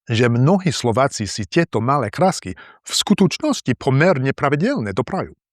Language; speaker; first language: Slovak; non-native, learner; English